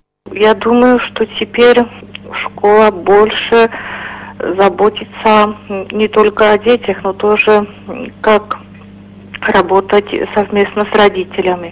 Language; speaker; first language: Russian; non-native, fluent; Czech